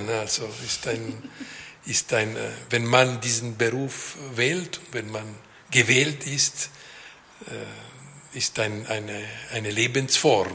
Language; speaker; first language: German; non-native, local second language; French